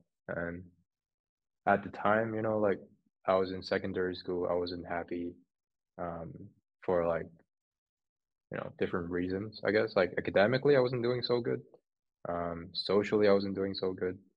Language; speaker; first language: English; non-native, local second language; Cantonese